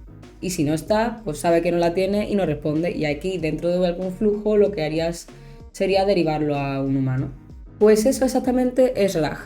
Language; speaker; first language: Spanish; native; Spanish